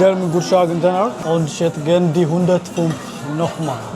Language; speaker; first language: German; non-native, learner; Amharic